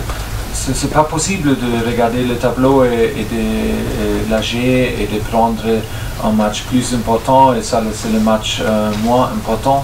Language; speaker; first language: French; non-native, fluent; German